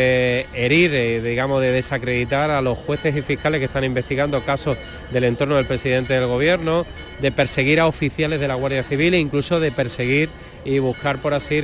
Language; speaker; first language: Spanish; native; Spanish